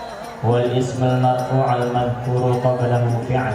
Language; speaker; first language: Arabic; non-native, learner; Indonesian